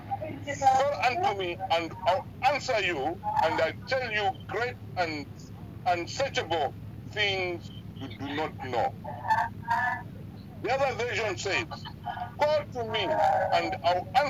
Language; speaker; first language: English; non-native, local second language; Bemba